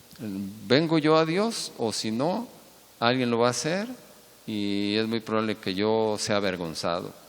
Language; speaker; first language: Spanish; native; Spanish